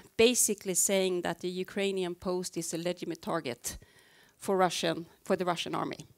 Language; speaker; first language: English; non-native, fluent; Swedish